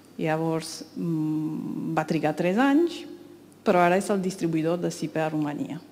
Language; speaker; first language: Catalan; non-native, fluent; Romanian